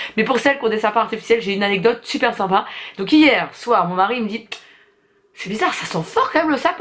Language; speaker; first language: French; native; French